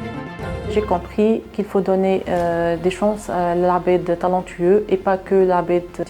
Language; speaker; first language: French; non-native, local second language; Arabic